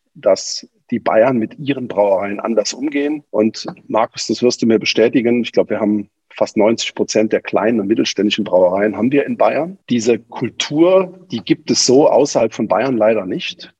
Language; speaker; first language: German; native; German